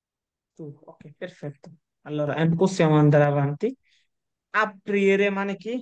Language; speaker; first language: Italian; non-native, fluent; Bangla